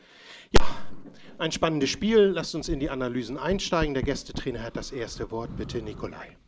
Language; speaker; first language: German; native; German